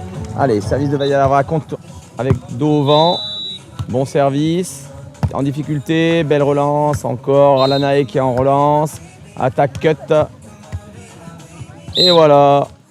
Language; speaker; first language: French; native; French